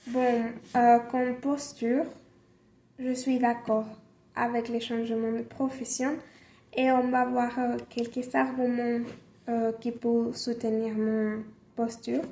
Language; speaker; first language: French; non-native, learner; Spanish